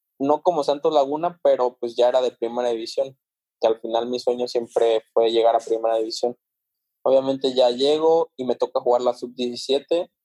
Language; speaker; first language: Spanish; native; Spanish